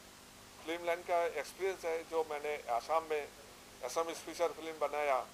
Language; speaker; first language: Hindi; non-native, local second language; Assamese